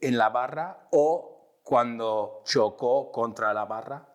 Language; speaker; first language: Spanish; non-native, fluent; English